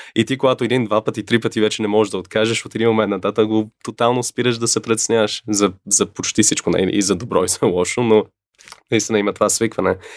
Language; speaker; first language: Bulgarian; early bilingual, other home language; English